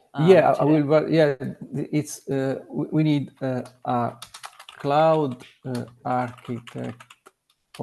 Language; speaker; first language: English; non-native, learner; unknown